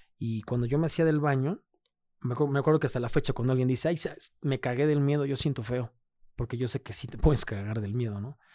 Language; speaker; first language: Spanish; native; Spanish